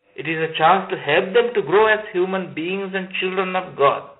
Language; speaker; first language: English; non-native, local second language; Sinhala